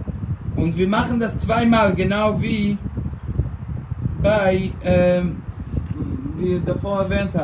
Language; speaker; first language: German; non-native, fluent; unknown